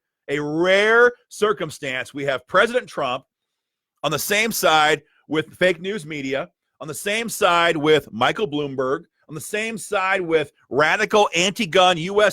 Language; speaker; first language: English; native; English